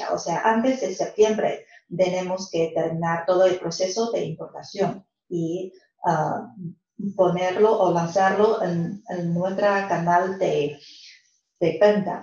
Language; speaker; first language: Spanish; non-native, fluent; Chinese